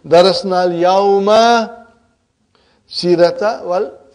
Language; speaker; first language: Arabic; non-native, fluent; English